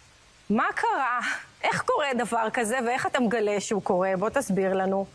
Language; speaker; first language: Hebrew; native; Hebrew